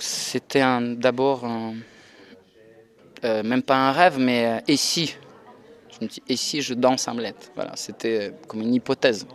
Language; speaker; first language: French; non-native, fluent; Russian